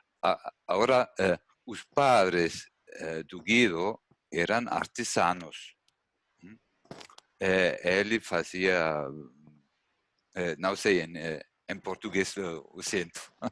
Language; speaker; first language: Portuguese; non-native, learner; German